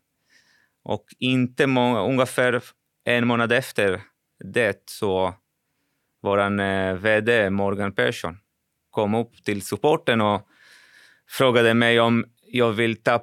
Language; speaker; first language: Swedish; non-native, fluent; Spanish